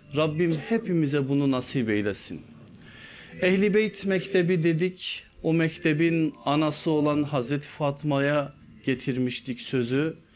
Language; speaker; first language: Turkish; native; Turkish